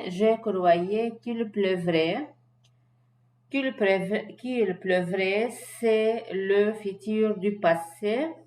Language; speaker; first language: French; non-native, fluent; Arabic